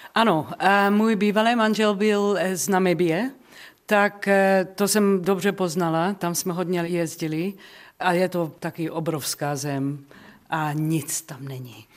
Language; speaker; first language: Czech; early bilingual, heritage; Czech